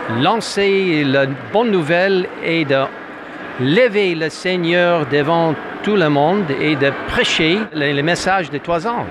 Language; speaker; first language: French; non-native, fluent; English